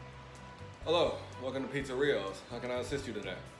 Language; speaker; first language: English; native; English